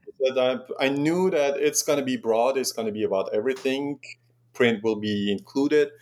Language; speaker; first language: English; non-native, fluent; Persian